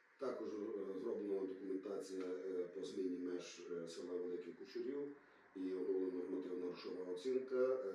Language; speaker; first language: Ukrainian; native; Ukrainian